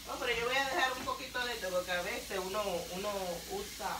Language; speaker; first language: Spanish; native; Spanish